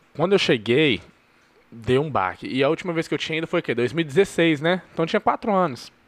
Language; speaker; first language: Portuguese; early bilingual, heritage; Portuguese